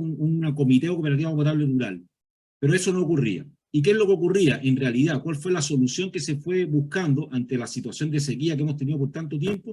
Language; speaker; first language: Spanish; native; Spanish